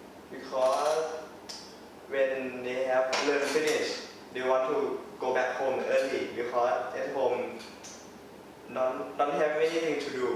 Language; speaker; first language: English; non-native, learner; Thai